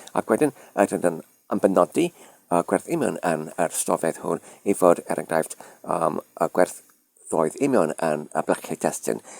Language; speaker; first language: Welsh; non-native, learner; Dutch